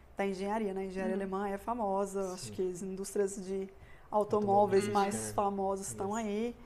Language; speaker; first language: Portuguese; native; Portuguese